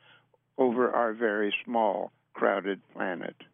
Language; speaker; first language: English; native; English